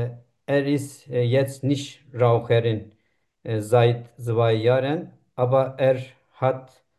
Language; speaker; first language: German; non-native, learner; Turkish